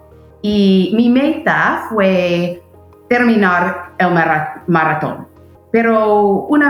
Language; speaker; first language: Spanish; non-native, fluent; English